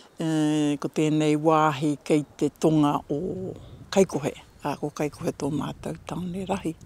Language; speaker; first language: Māori; native; Māori